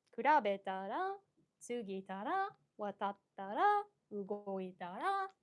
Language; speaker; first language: Japanese; non-native, fluent; English